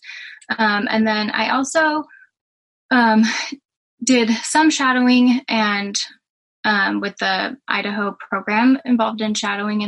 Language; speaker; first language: English; native; English